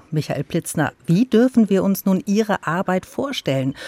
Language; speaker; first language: German; native; German